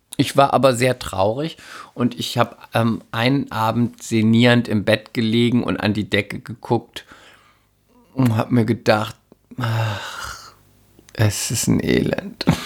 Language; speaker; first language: German; non-native, fluent; Spanish